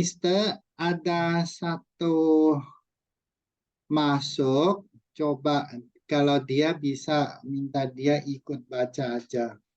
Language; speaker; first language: Indonesian; non-native, fluent; Chinese